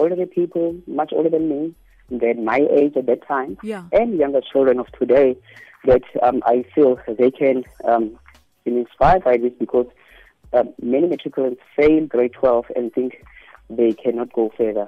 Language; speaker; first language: English; non-native, local second language; Zulu